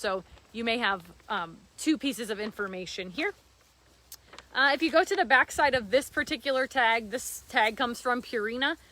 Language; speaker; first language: English; native; English